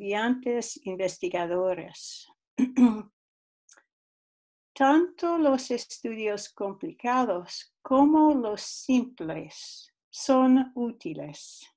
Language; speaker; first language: Spanish; non-native, fluent; English